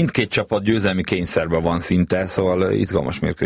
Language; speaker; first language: Hungarian; native; Hungarian